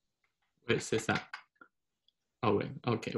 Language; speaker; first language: French; non-native, fluent; Chinese